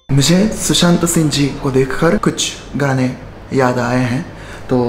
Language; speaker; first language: English; non-native, fluent; Japanese